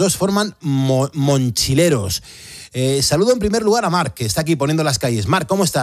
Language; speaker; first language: Spanish; native; Spanish